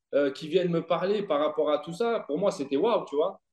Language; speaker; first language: French; native; French